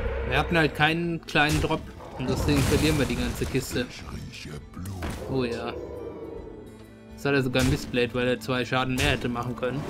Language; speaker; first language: German; native; German